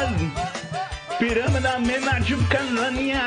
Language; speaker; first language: Indonesian; non-native, learner; Portuguese